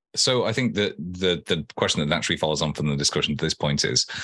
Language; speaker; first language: English; native; English